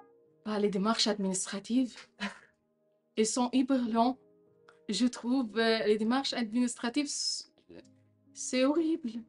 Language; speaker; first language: French; non-native, fluent; Arabic